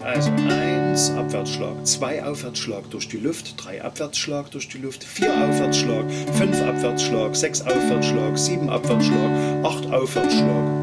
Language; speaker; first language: German; native; German